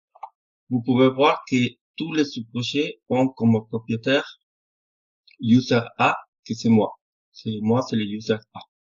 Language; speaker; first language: French; non-native, fluent; Spanish